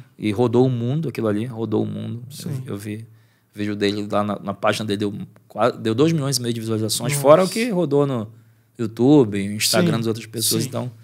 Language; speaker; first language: Portuguese; native; Portuguese